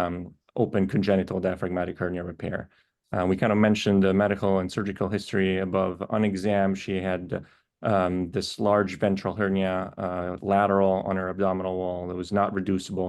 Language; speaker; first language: English; native; English